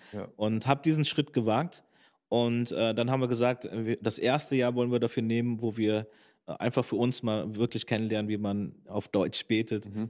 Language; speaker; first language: German; native; German